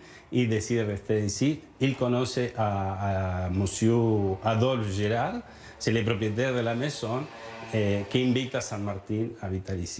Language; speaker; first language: French; non-native, learner; Spanish